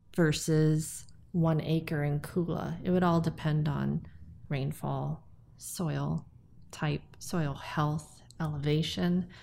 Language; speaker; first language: English; native; English